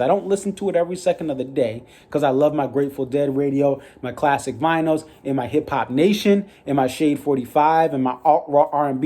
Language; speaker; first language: English; native; English